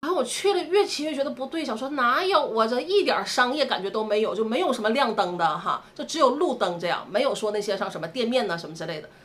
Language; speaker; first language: Chinese; native; Chinese